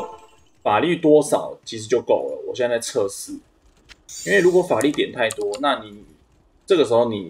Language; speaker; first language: Chinese; native; Chinese